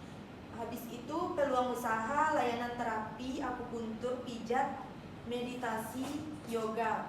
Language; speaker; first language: Indonesian; native; Indonesian